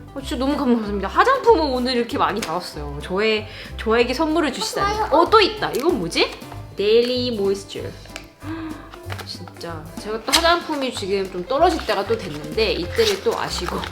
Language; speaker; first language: Korean; non-native, fluent; English